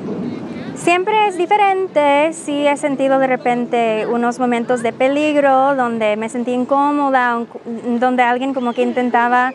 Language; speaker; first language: Spanish; non-native, fluent; English